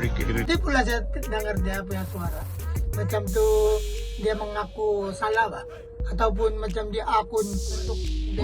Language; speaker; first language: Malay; non-native, local second language; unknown